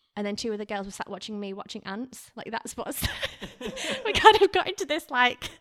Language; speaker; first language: English; native; English